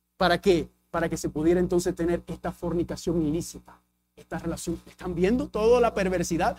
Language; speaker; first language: Spanish; early bilingual, heritage; English